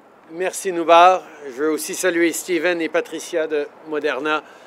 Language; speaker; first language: French; native; French